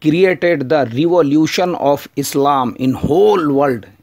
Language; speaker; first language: English; non-native, learner; Urdu